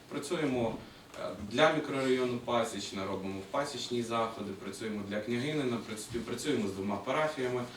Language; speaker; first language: Ukrainian; native; Ukrainian